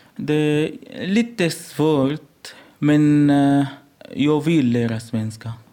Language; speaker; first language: Swedish; non-native, learner; Arabic